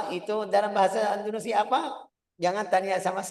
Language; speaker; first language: Indonesian; non-native, fluent; Arabic